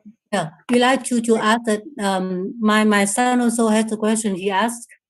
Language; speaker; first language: English; non-native, learner; Vietnamese